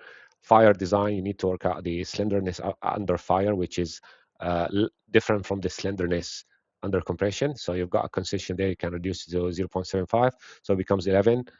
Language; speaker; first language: English; non-native, fluent; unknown